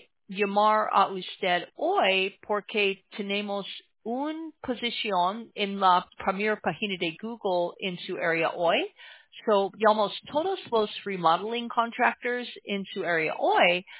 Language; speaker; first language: Spanish; non-native, learner; English